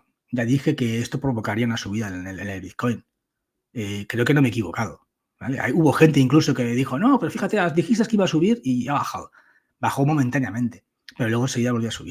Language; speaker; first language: Spanish; native; Spanish